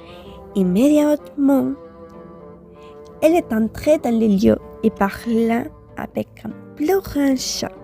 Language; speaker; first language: French; non-native, fluent; Spanish